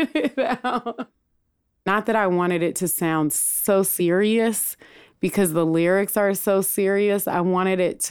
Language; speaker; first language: English; native; English